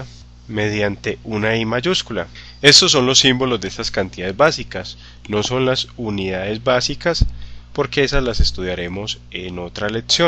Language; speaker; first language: Spanish; native; Spanish